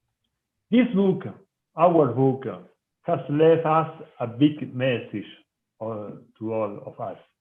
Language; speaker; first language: English; non-native, fluent; Spanish